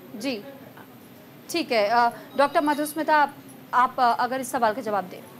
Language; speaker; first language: Hindi; native; Hindi